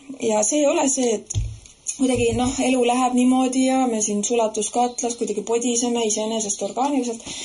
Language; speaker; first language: Estonian; native; Estonian